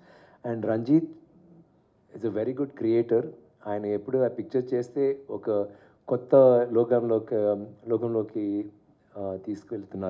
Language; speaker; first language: Telugu; non-native, learner; Tamil